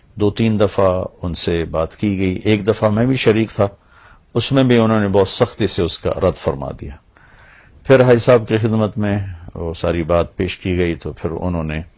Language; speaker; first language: Urdu; non-native, local second language; Punjabi